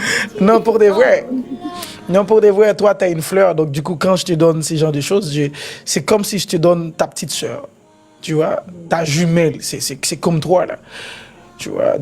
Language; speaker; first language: French; non-native, local second language; Haitian Creole